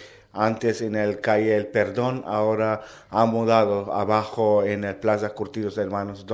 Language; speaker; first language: Spanish; non-native, learner; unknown